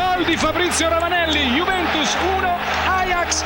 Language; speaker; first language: Italian; native; Italian